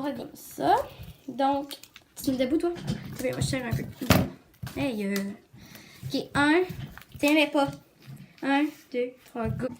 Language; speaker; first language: French; native; French